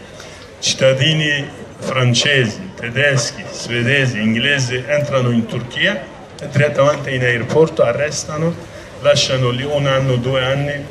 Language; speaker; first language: Italian; non-native, learner; Kurdish